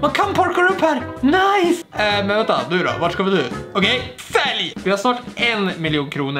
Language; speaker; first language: Swedish; native; Swedish